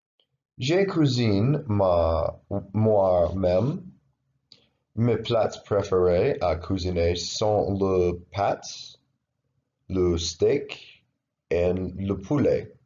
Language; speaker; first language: French; non-native, learner; English